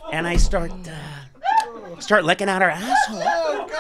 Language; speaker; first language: English; native; English